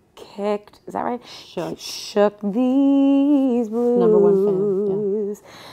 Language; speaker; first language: English; native; English